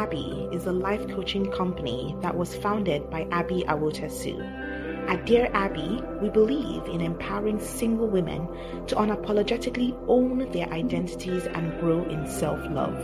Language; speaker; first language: English; non-native, local second language; Yoruba